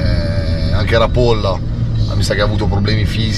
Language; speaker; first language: Italian; native; Italian